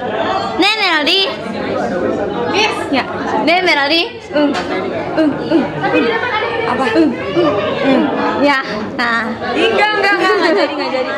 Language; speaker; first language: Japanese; non-native, learner; Indonesian